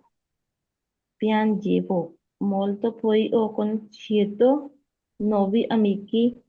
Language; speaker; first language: Italian; non-native, learner; Urdu